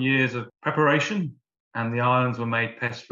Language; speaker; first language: English; native; English